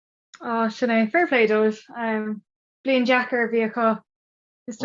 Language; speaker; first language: Irish; non-native, local second language; English